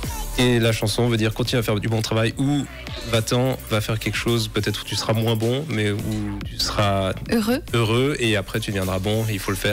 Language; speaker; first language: French; native; French